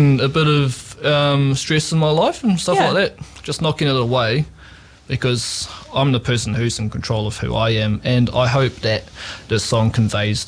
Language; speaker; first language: English; native; English